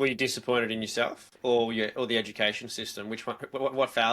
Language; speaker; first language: English; native; English